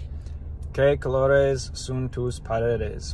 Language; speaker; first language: Spanish; non-native, learner; English